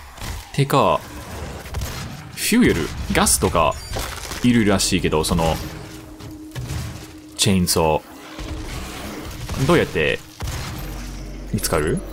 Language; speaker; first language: Japanese; non-native, fluent; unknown